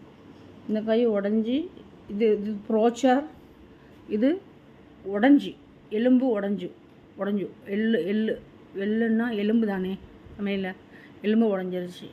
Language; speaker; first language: Tamil; non-native, learner; Malayalam